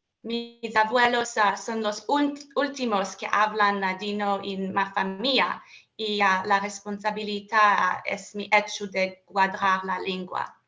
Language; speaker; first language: Spanish; non-native, learner; English